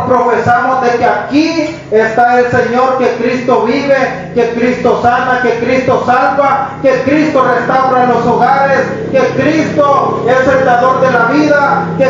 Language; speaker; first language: Spanish; native; Spanish